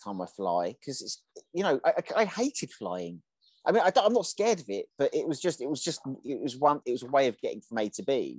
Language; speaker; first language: English; native; English